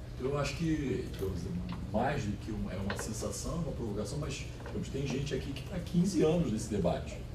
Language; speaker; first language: Portuguese; native; Portuguese